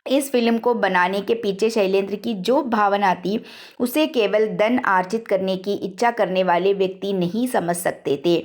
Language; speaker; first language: Hindi; non-native, local second language; Malayalam